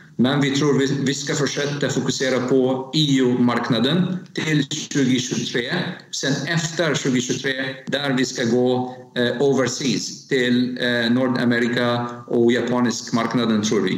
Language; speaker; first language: Swedish; non-native, learner; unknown